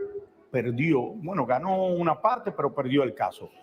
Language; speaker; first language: Spanish; native; Spanish